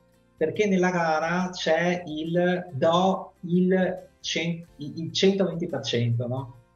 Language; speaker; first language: Italian; native; Italian